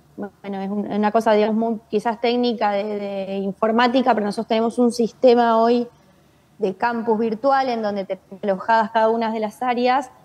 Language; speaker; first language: Spanish; native; Spanish